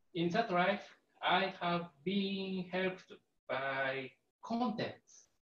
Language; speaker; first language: English; non-native, learner; Japanese